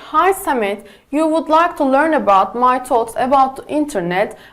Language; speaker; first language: English; non-native, fluent; Turkish